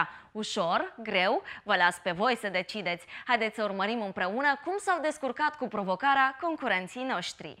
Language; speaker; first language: Romanian; native; Romanian